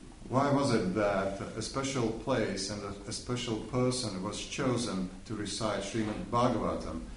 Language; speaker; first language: English; non-native, fluent; Russian